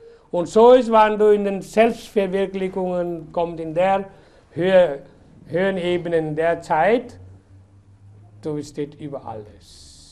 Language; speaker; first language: German; non-native, fluent; Hindi